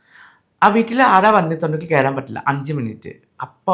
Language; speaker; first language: Malayalam; non-native, local second language; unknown